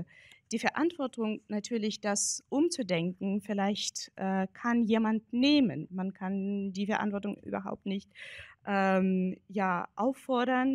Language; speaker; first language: German; non-native, fluent; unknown